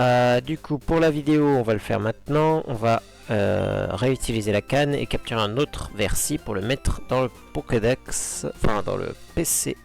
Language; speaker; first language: French; native; French